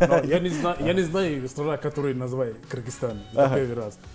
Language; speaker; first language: Russian; non-native, learner; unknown